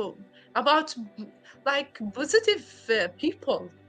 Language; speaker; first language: English; non-native, learner; Arabic